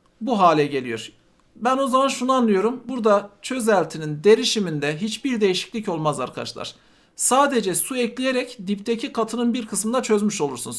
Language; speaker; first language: Turkish; native; Turkish